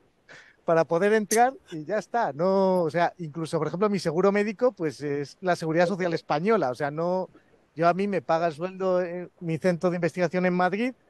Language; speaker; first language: Spanish; native; Spanish